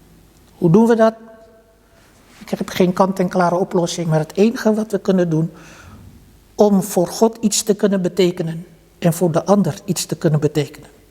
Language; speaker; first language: Dutch; early bilingual, other home language; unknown